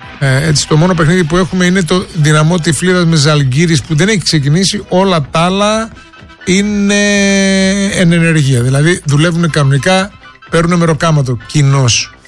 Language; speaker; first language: Greek; native; Greek